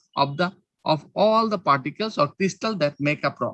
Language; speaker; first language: English; non-native, local second language; Bangla